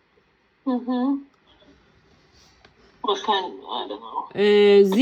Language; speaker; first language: English; non-native, learner; Polish